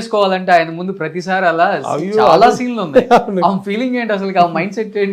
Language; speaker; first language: Telugu; native; Telugu